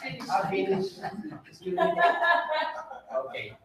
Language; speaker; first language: English; non-native, learner; Spanish